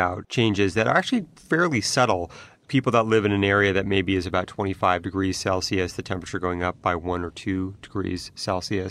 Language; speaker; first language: English; native; English